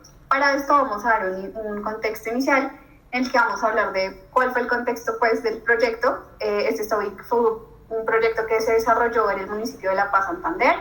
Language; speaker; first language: Spanish; native; Spanish